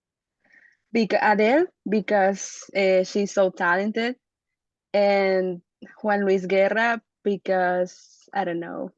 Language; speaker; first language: English; non-native, learner; Spanish